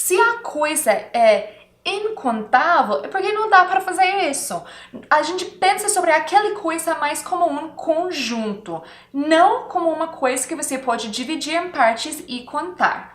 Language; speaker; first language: Portuguese; non-native, fluent; English